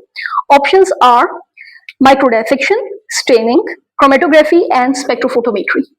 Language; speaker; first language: English; non-native, local second language; Urdu